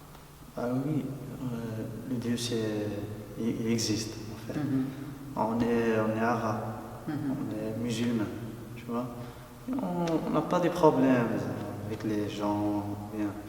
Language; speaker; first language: French; non-native, local second language; Arabic